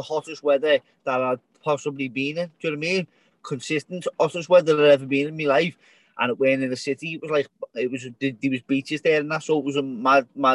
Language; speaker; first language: English; native; English